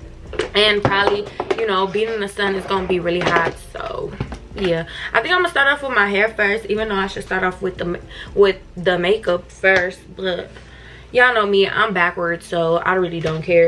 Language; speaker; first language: English; native; English